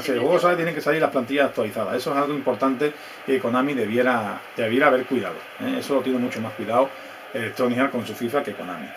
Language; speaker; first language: Spanish; native; Spanish